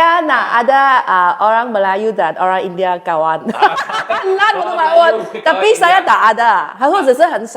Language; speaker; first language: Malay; non-native, local second language; Chinese